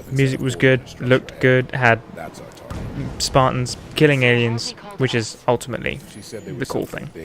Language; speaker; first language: English; native; English